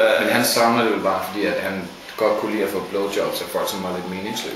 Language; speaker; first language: Danish; native; Danish